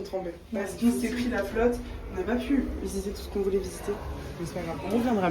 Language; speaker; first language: French; native; French